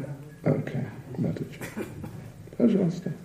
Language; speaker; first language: Russian; non-native, learner; English